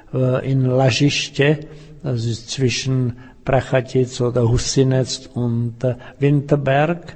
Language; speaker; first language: German; non-native, fluent; Czech